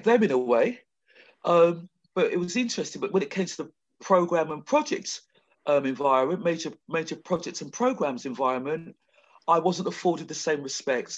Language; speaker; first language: English; native; English